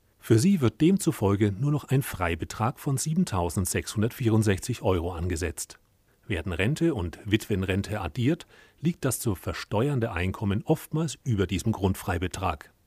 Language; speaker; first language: German; native; German